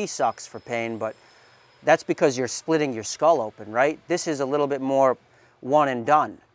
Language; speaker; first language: English; native; English